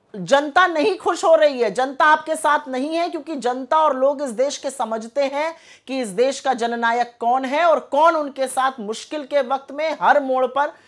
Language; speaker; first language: Hindi; native; Hindi